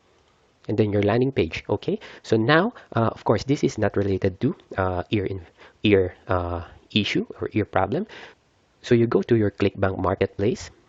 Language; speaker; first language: English; non-native, fluent; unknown